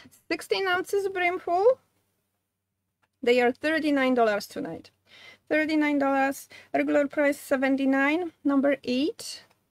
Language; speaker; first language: English; non-native, fluent; Polish